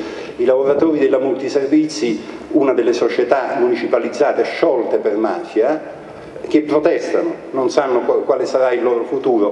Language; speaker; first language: Italian; native; Italian